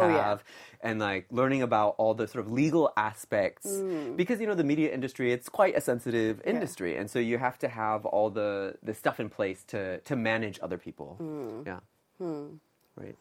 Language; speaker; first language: English; native; English